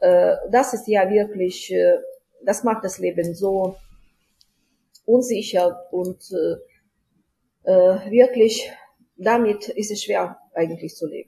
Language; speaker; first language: German; non-native, fluent; Ukrainian